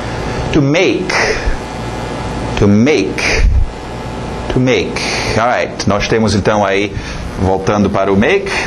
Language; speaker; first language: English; non-native, fluent; Portuguese